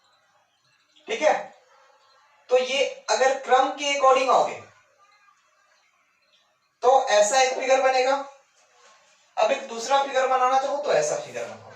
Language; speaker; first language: Hindi; native; Hindi